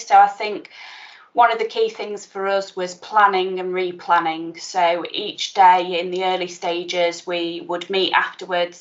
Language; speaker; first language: English; native; English